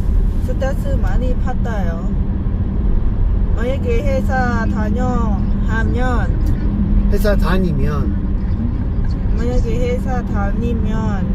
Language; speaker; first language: Korean; non-native, learner; Lao